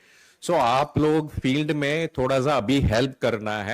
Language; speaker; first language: Hindi; non-native, local second language; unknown